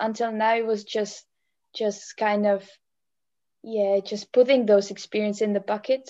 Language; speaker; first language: English; non-native, fluent; Czech